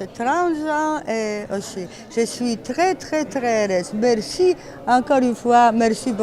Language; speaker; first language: French; non-native, learner; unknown